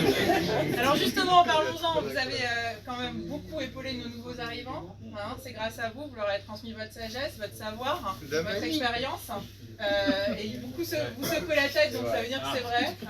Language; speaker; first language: French; native; French